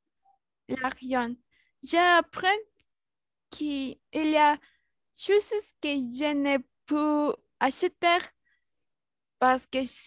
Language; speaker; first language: French; non-native, learner; Spanish